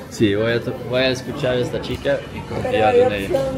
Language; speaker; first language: Spanish; non-native, learner; Swedish